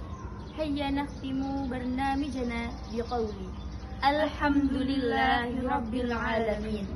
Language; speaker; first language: Arabic; non-native, learner; Indonesian